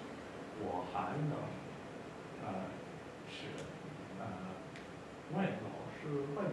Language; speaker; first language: Chinese; non-native, learner; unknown